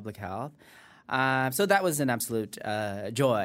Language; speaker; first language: English; native; English